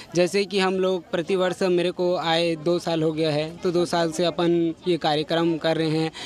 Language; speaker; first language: Hindi; native; Hindi